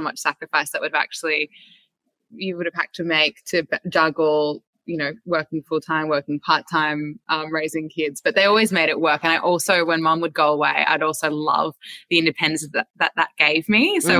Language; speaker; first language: English; native; English